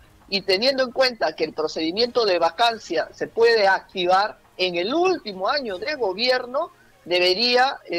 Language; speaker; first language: Spanish; native; Spanish